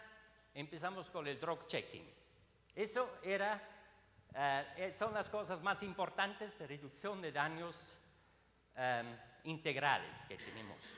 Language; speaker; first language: Spanish; non-native, learner; Swiss German